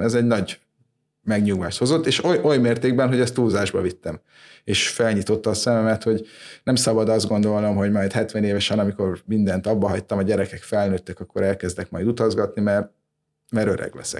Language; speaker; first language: Hungarian; native; Hungarian